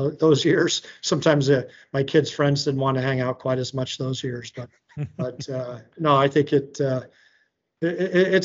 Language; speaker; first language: English; native; English